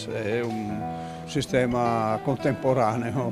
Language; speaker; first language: Portuguese; non-native, learner; Italian